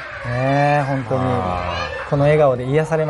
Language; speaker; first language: Japanese; native; Japanese